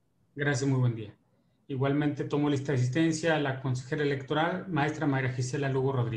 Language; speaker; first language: Spanish; native; Spanish